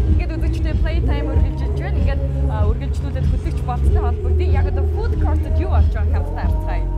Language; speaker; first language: Mongolian; native; Mongolian